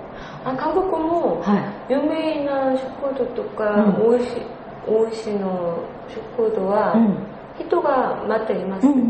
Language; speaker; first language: Japanese; non-native, learner; Korean